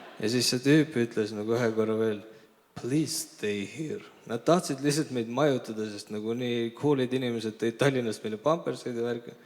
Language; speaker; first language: Estonian; early bilingual, other home language; Armenian